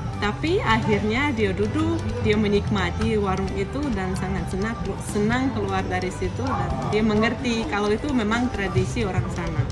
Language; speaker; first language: Indonesian; non-native, fluent; Russian